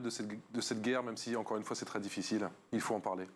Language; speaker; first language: French; native; French